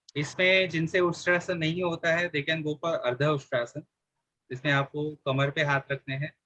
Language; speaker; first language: Hindi; non-native, local second language; Marathi